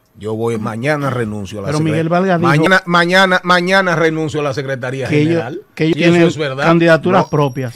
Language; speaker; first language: Spanish; native; Spanish